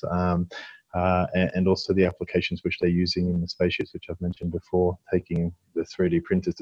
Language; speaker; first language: English; native; English